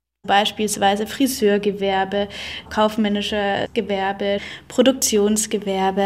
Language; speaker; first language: German; native; German